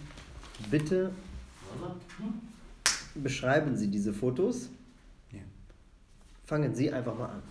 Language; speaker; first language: German; non-native, fluent; Arabic